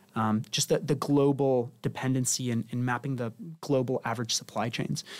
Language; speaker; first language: English; non-native, fluent; Spanish